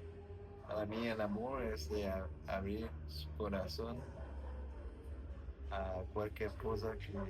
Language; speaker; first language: Spanish; non-native, learner; French